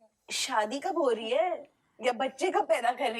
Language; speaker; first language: Hindi; native; Hindi